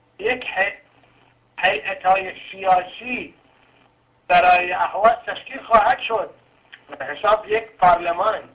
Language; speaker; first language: Persian; non-native, local second language; Arabic